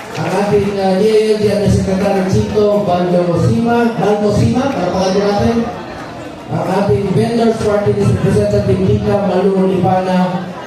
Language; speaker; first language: Filipino; non-native, local second language; Cebuano